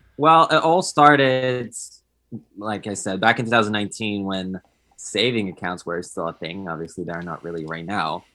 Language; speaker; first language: English; non-native, fluent; Polish